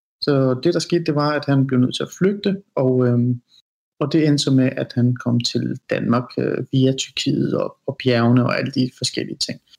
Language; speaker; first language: Danish; early bilingual, other home language; Persian